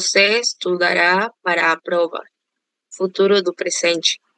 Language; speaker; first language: Portuguese; non-native, learner; Spanish